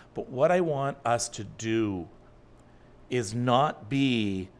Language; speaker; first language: English; native; English